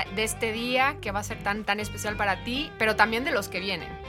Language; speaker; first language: Spanish; native; Spanish